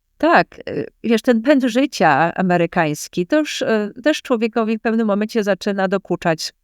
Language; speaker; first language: Polish; native; Polish